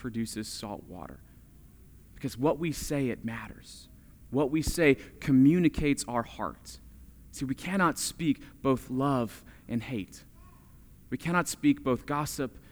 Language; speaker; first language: English; native; English